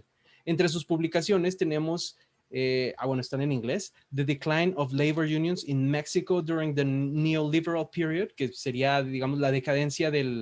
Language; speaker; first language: Spanish; native; Spanish